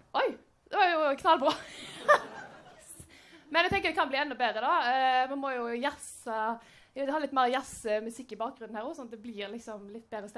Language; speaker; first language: Norwegian; native; Norwegian